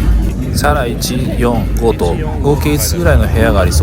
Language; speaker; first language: Japanese; native; Japanese